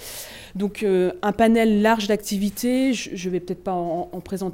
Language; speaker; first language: French; native; French